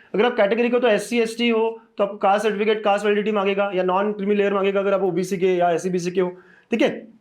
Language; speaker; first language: Hindi; native; Hindi